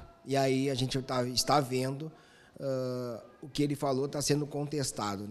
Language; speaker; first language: Portuguese; native; Portuguese